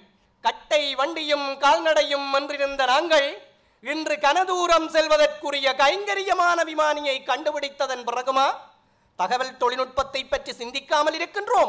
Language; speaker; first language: Tamil; native; Tamil